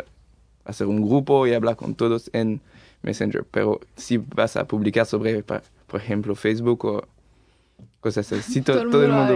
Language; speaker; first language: Spanish; early bilingual, heritage; French